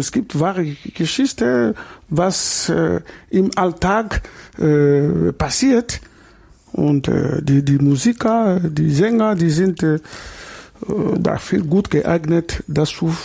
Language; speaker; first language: German; non-native, learner; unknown